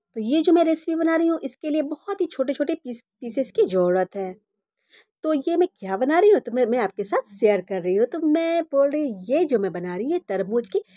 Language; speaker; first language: Hindi; non-native, local second language; Bangla